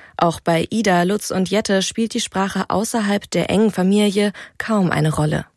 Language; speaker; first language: German; native; German